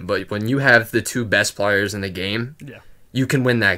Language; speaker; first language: English; native; English